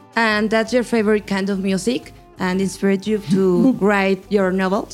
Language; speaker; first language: English; non-native, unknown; Spanish